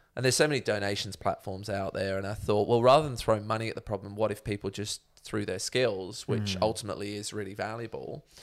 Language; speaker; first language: English; native; English